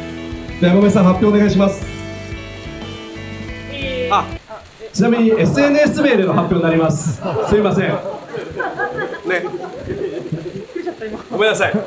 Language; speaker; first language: Japanese; native; Japanese